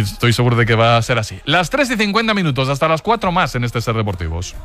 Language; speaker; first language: Spanish; native; Spanish